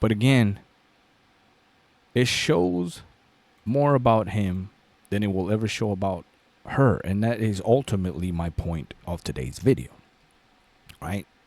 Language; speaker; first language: English; native; English